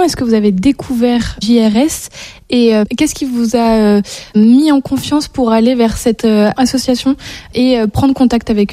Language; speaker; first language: French; native; French